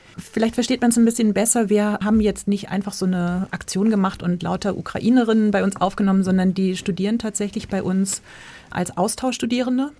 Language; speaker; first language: German; native; German